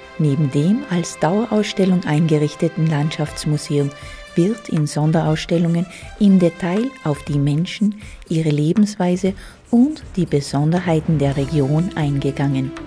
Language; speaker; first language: German; native; German